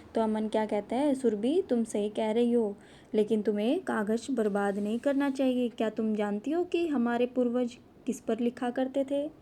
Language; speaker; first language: Hindi; native; Hindi